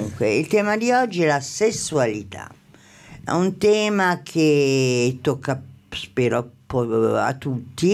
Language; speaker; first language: Italian; native; Italian